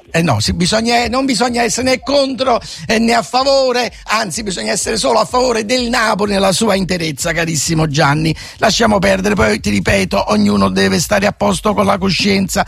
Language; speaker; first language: Italian; native; Italian